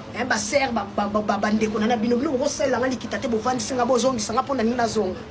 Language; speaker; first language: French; non-native, local second language; Lingala